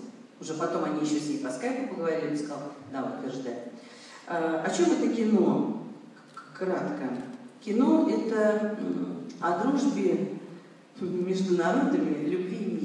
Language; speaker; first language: Russian; native; Russian